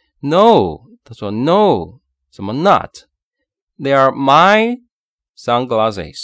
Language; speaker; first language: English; non-native, fluent; Chinese